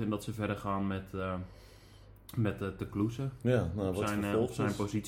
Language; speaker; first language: Dutch; native; Dutch